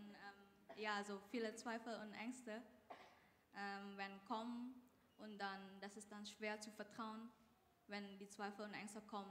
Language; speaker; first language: German; non-native, learner; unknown